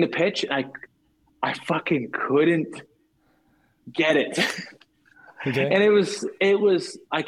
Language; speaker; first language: English; native; English